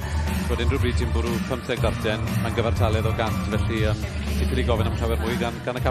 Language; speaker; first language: Welsh; native; Welsh